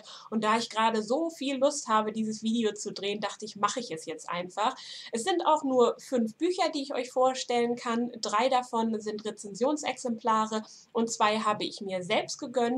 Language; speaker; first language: German; native; German